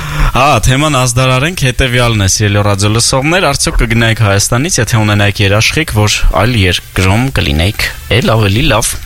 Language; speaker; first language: Armenian; native; Armenian